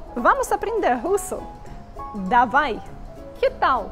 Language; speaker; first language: Portuguese; non-native, fluent; Russian